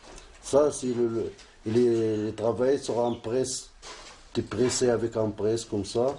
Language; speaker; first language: French; non-native, local second language; Arabic